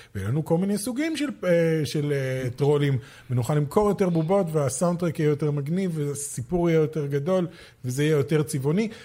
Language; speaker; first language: Hebrew; native; Hebrew